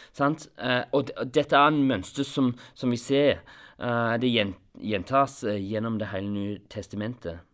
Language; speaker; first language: Norwegian; non-native, fluent; English